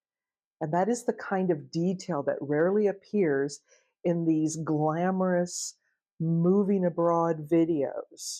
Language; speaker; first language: English; native; English